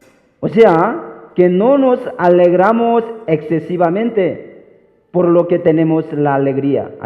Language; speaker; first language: Spanish; non-native, fluent; Korean